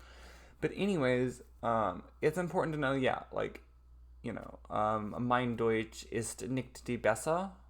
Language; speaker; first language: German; non-native, learner; English